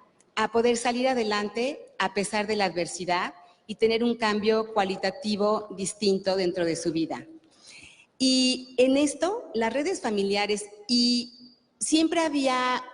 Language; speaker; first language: Spanish; native; Spanish